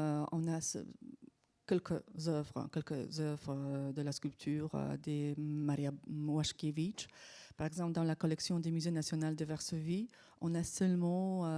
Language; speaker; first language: French; non-native, fluent; Polish